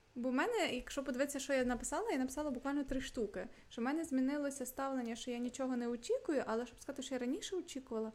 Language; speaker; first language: Ukrainian; non-native, local second language; Russian